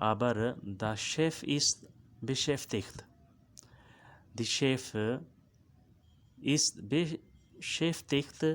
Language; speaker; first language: German; non-native, learner; Urdu